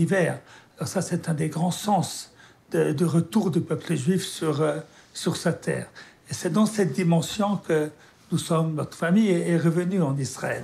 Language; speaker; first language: French; native; French